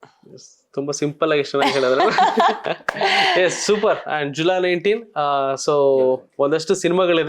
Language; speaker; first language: Kannada; native; Kannada